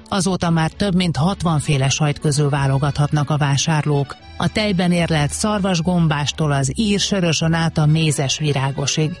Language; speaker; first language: Hungarian; native; Hungarian